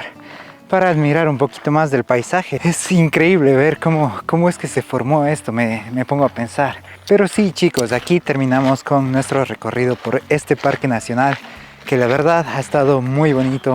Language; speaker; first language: Spanish; native; Spanish